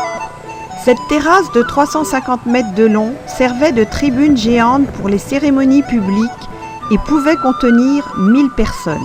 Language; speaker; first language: French; native; French